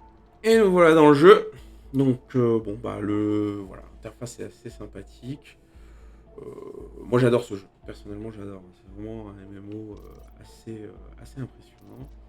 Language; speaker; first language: French; native; French